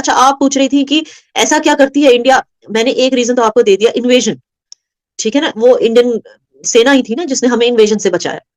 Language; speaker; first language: Hindi; non-native, local second language; Kashmiri